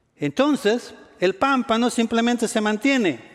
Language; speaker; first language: Spanish; native; Spanish